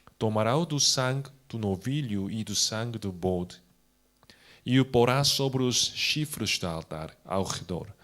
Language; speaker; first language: Portuguese; non-native, fluent; Korean